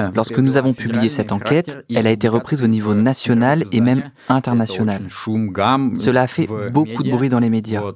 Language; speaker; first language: French; non-native, fluent; Russian